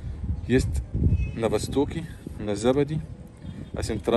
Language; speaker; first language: Russian; non-native, local second language; Arabic